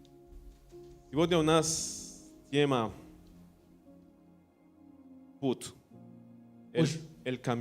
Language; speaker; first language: Russian; non-native, learner; Spanish